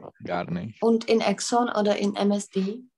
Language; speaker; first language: German; non-native, fluent; Czech